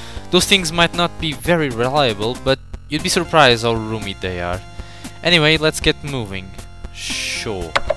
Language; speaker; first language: English; non-native, learner; Portuguese